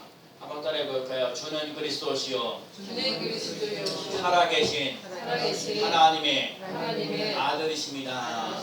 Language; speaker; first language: Korean; native; Korean